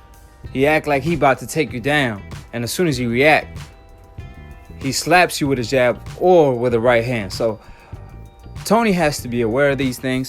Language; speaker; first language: English; native; English